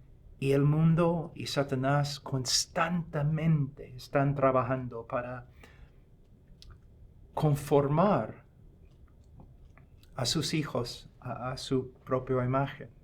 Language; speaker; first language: Spanish; non-native, fluent; English